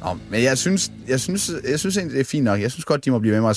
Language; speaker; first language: Danish; native; Danish